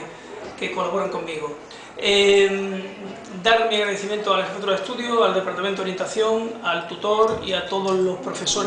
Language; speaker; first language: Spanish; native; Spanish